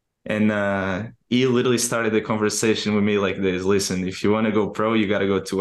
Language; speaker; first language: English; non-native, fluent; Portuguese